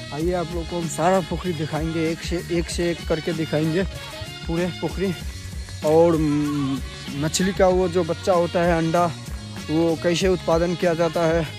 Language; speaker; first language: Hindi; non-native, local second language; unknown